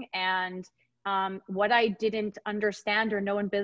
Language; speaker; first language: English; native; English